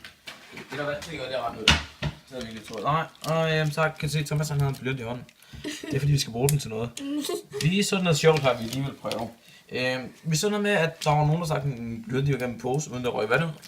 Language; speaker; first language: Danish; native; Danish